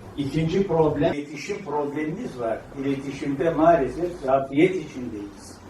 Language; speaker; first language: Turkish; native; Turkish